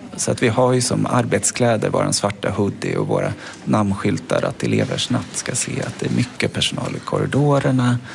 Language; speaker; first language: Swedish; native; Swedish